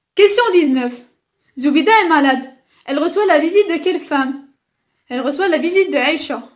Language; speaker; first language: French; non-native, local second language; Arabic